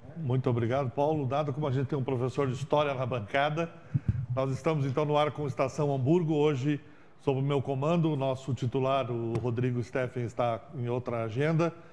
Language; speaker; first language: Portuguese; native; Portuguese